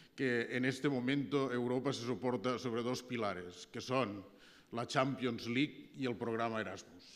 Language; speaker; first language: Spanish; native; Spanish